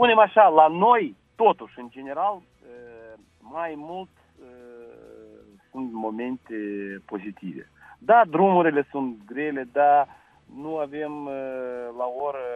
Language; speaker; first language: Romanian; non-native, local second language; Russian